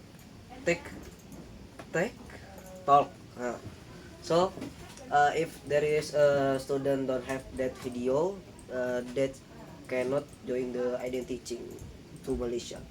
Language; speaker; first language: English; non-native, learner; Indonesian